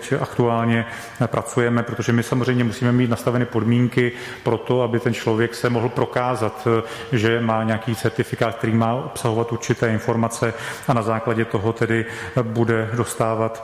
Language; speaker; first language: Czech; native; Czech